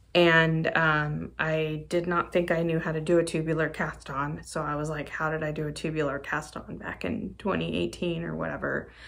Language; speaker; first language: English; native; English